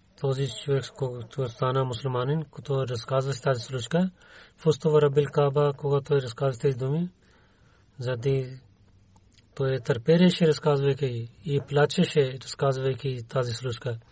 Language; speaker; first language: Bulgarian; non-native, learner; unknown